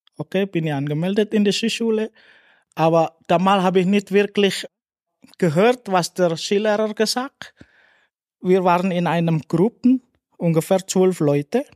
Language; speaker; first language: German; non-native, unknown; Indonesian